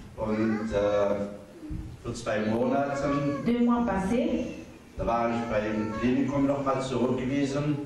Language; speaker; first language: German; non-native, learner; Arabic